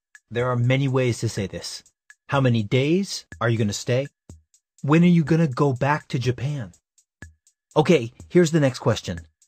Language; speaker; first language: English; native; English